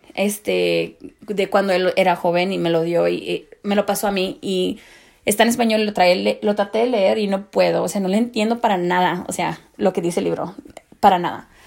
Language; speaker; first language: Spanish; early bilingual, heritage; Spanish